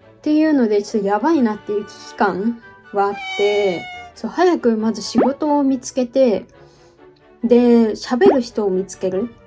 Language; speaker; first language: Japanese; native; Japanese